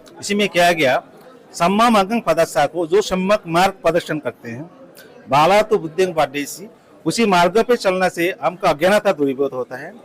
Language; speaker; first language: Hindi; non-native, fluent; Bangla